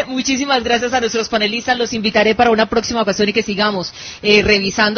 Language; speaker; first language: Spanish; native; Spanish